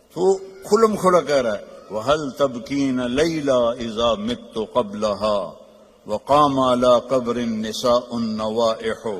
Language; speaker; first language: Urdu; non-native, local second language; Punjabi